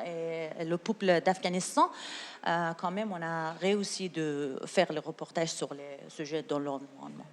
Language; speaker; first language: French; non-native, learner; Persian